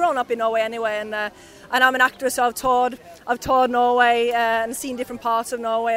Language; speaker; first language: English; non-native, fluent; Norwegian